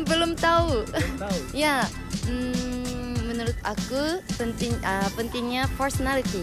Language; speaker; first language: Indonesian; non-native, learner; Japanese